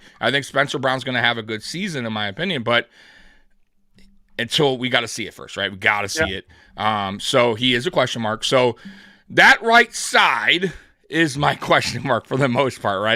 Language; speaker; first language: English; native; English